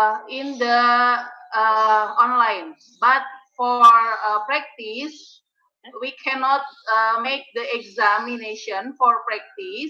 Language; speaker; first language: English; non-native, learner; Indonesian